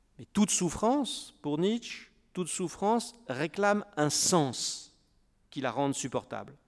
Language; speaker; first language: French; native; French